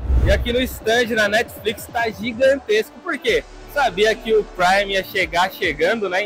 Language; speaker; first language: Portuguese; native; Portuguese